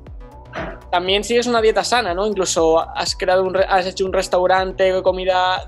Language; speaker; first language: Spanish; native; Spanish